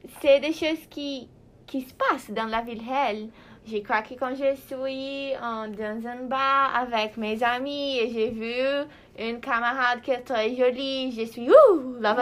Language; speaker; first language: French; non-native, learner; Portuguese